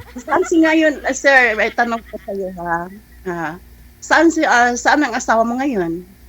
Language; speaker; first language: Filipino; non-native, local second language; Cebuano